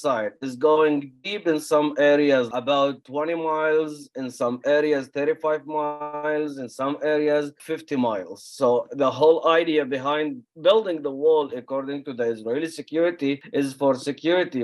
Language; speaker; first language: English; non-native, fluent; Arabic